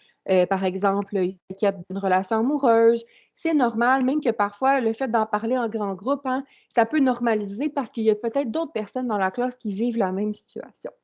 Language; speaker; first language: French; native; French